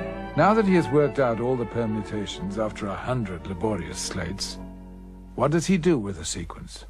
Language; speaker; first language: English; native; English